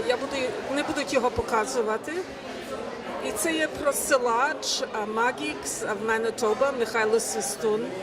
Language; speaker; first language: Ukrainian; early bilingual, heritage; Ukrainian